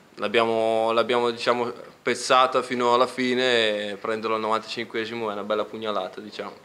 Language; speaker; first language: Italian; native; Italian